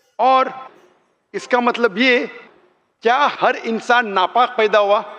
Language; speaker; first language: Urdu; non-native, local second language; Konkani